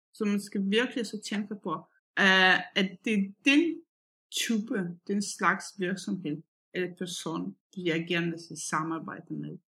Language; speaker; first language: Danish; non-native, fluent; Russian